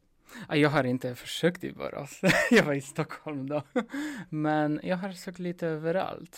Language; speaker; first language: Swedish; non-native, fluent; Polish